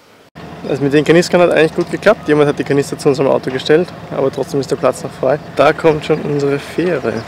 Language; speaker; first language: German; native; German